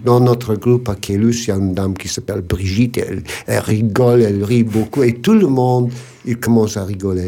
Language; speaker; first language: French; non-native, fluent; English